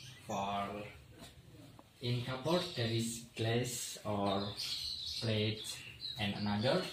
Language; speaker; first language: English; non-native, learner; Indonesian